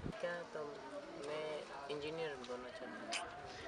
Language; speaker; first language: Hindi; non-native, fluent; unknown